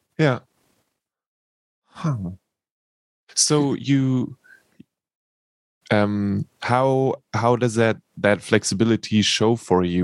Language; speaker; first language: English; non-native, fluent; German